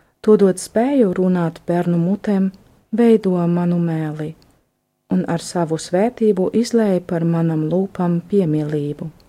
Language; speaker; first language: Latvian; non-native, fluent; German